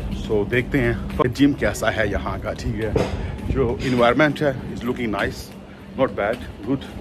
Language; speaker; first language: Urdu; non-native, local second language; Punjabi